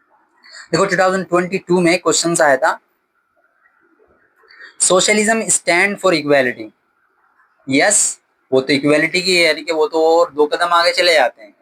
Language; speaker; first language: Hindi; native; Hindi